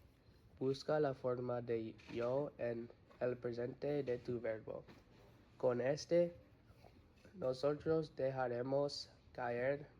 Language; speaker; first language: Spanish; non-native, learner; English